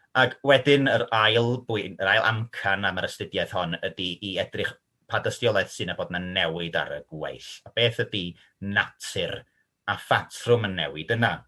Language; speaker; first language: Welsh; native; Welsh